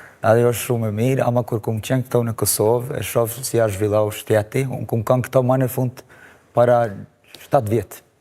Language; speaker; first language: Albanian; early bilingual, heritage; Albanian